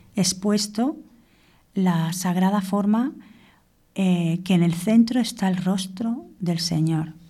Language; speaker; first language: Spanish; non-native, fluent; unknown